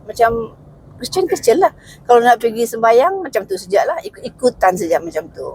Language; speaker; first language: Malay; early bilingual, other home language; Cebuano